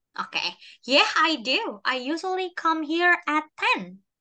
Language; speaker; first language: English; non-native, fluent; Indonesian